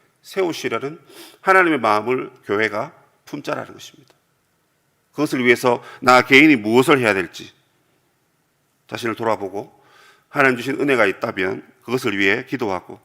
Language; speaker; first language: Korean; native; Korean